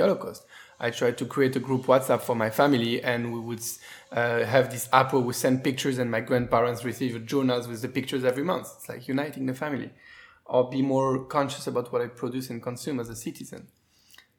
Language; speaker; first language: English; non-native, fluent; French